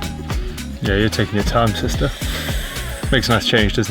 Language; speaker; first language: English; native; English